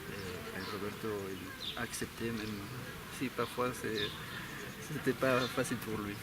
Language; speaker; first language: French; native; French